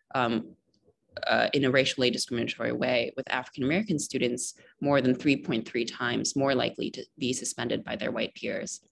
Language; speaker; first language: English; native; English